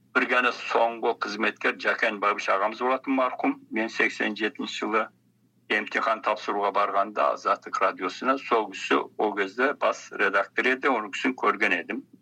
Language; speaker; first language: Kazakh; early bilingual, heritage; Kazakh